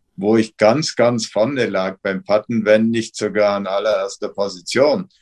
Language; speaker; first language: German; native; German